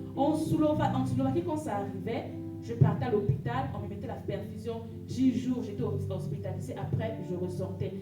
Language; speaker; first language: French; non-native, local second language; Lingala